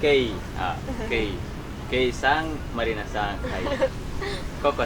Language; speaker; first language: Japanese; non-native, learner; Indonesian